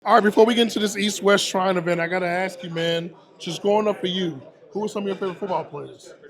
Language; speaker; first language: English; native; English